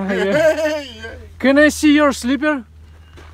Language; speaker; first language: English; non-native, learner; Russian